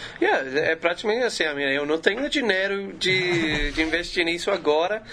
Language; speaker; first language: Portuguese; non-native, learner; English